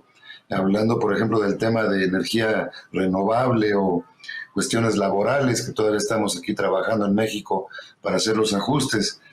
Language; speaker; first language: Spanish; native; Spanish